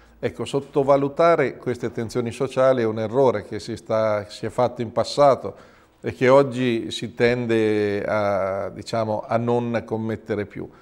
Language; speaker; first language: Italian; native; Italian